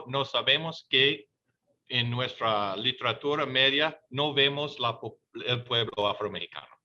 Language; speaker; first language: Spanish; non-native, fluent; English